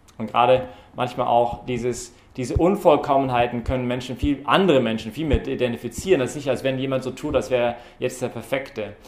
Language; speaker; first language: German; non-native, fluent; English